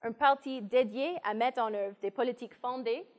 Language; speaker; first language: French; non-native, local second language; English